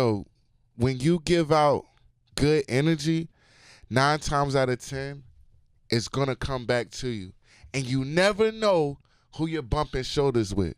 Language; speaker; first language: English; native; English